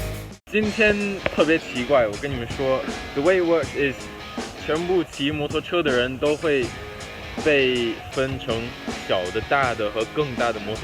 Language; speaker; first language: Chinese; non-native, local second language; English